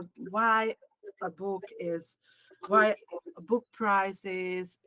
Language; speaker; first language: English; non-native, learner; Hungarian